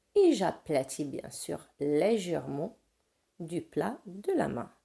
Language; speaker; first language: French; non-native, local second language; Arabic